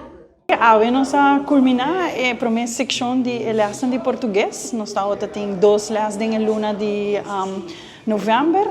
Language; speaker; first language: Portuguese; non-native, learner; Papiamento